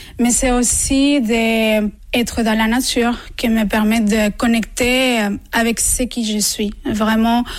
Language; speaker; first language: French; non-native, fluent; Spanish